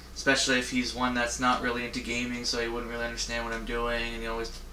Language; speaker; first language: English; native; English